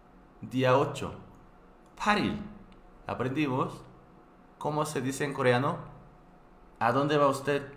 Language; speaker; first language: Spanish; non-native, fluent; Korean